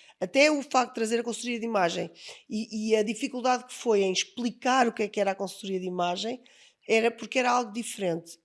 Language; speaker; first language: Portuguese; native; Portuguese